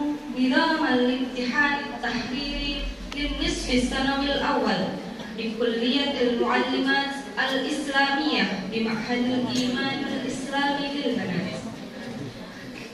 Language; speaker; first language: Arabic; non-native, learner; Indonesian